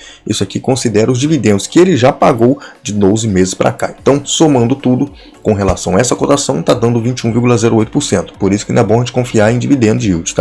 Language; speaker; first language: Portuguese; native; Portuguese